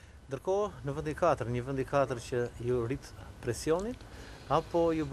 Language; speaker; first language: Albanian; native; Albanian